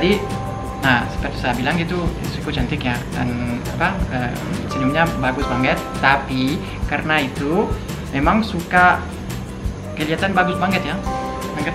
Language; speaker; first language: Indonesian; non-native, fluent; French